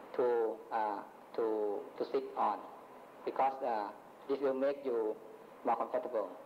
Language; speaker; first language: English; non-native, fluent; Thai